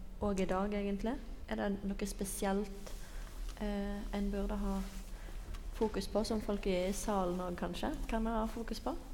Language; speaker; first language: Norwegian; native; Norwegian